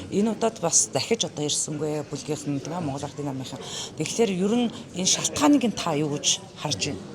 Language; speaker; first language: Mongolian; native; Mongolian